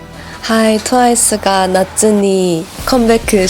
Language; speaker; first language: Japanese; non-native, learner; Korean